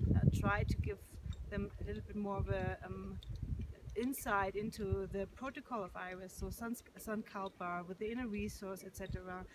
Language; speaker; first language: English; non-native, fluent; German